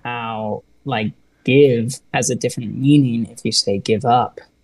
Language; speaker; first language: English; native; English